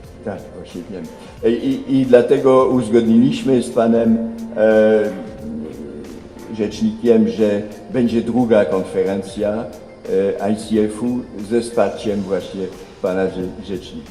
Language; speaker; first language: Polish; non-native, fluent; French